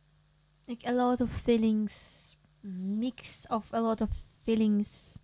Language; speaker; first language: English; non-native, learner; Crimean Tatar